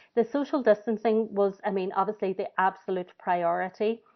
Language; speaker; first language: English; native; English